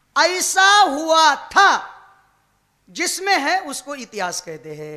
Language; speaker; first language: Hindi; non-native, local second language; Marathi